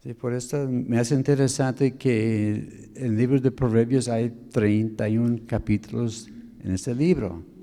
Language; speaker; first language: Spanish; non-native, fluent; English